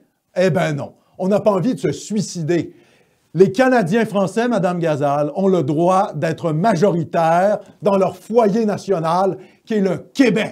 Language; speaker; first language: French; native; French